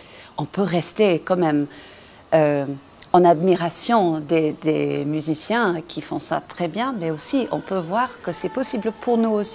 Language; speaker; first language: French; non-native, fluent; English